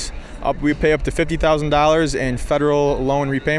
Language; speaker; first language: English; native; English